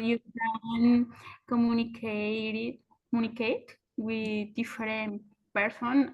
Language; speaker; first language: English; non-native, learner; Spanish